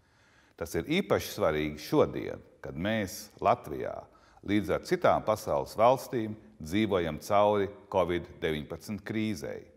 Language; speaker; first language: Latvian; native; Latvian